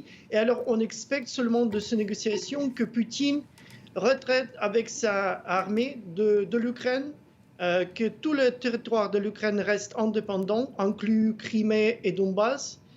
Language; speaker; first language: French; non-native, fluent; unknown